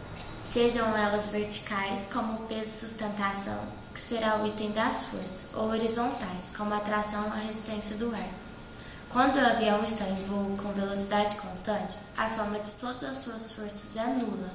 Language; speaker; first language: Portuguese; native; Portuguese